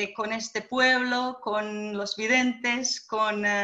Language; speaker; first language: Spanish; non-native, fluent; Bosnian